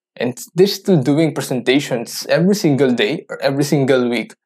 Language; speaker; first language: English; non-native, local second language; Filipino